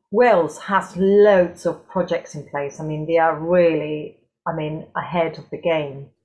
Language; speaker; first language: English; non-native, fluent; Spanish